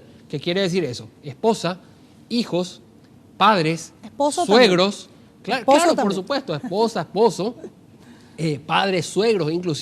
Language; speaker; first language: Spanish; native; Spanish